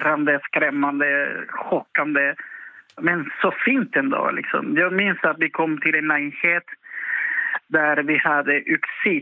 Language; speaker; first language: Swedish; non-native, fluent; Spanish